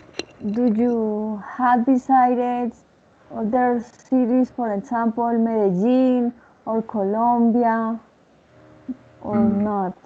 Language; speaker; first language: English; non-native, learner; Spanish